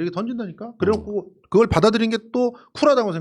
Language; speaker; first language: Korean; native; Korean